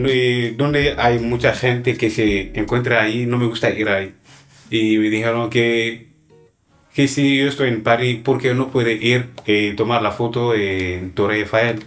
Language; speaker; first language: Spanish; non-native, learner; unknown